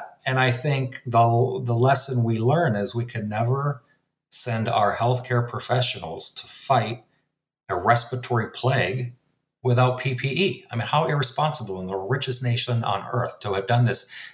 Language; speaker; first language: English; native; English